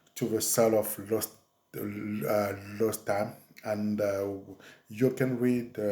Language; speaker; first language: English; non-native, fluent; French